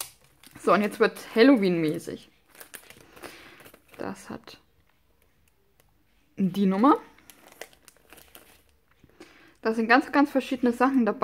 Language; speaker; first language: German; non-native, fluent; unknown